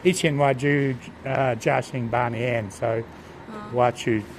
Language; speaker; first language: Chinese; non-native, learner; English